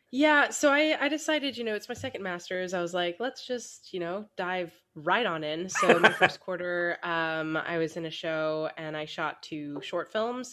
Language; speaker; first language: English; native; English